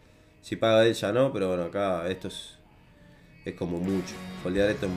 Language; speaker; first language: Spanish; native; Spanish